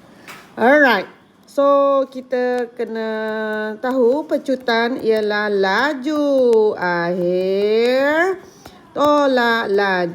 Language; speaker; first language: Malay; native; Malay